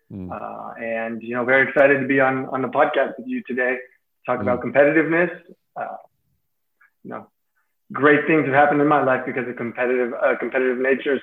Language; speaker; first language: English; native; English